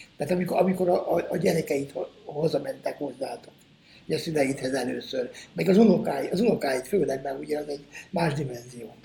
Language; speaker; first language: Hungarian; native; Hungarian